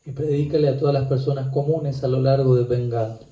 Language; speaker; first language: Spanish; native; Spanish